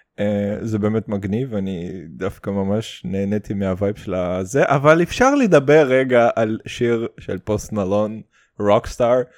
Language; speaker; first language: Hebrew; early bilingual, other home language; Russian